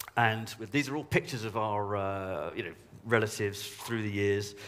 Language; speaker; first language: English; native; English